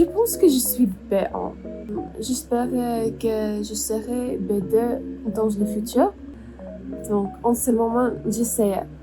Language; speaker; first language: French; non-native, learner; English